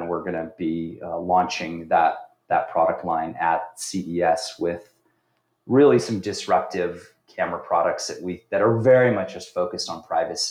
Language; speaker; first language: English; native; English